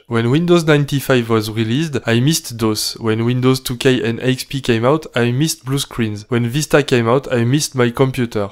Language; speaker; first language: English; non-native, fluent; French